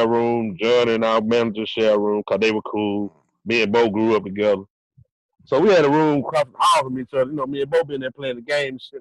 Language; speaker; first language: English; native; English